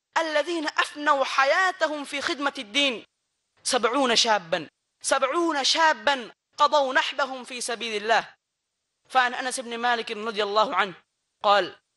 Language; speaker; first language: Arabic; non-native, fluent; Bangla